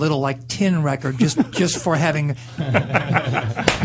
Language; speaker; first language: English; native; English